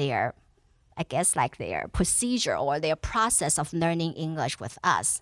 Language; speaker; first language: English; non-native, fluent; Chinese